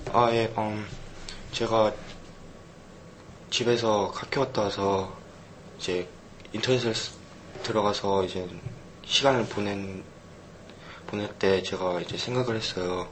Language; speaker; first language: Korean; early bilingual, heritage; Korean